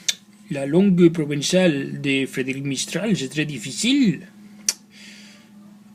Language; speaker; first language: French; non-native, learner; Spanish